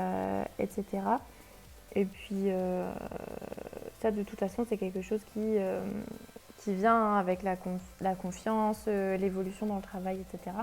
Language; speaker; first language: French; native; French